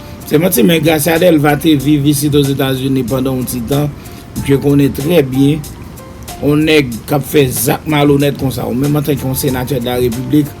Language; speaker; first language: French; non-native, local second language; Haitian Creole